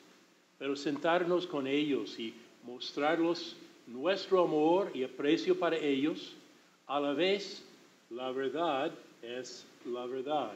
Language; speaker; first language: Spanish; non-native, fluent; English